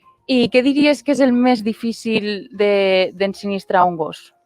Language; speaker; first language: Catalan; native; Catalan